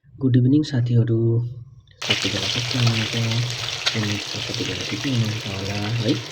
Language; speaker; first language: Nepali; non-native, learner; Bangla